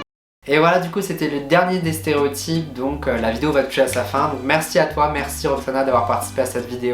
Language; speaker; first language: French; native; French